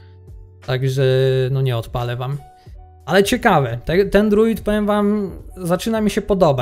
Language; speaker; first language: Polish; native; Polish